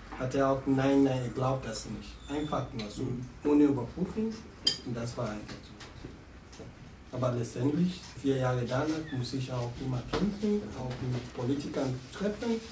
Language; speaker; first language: German; non-native, learner; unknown